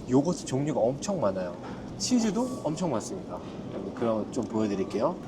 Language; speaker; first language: Korean; native; Korean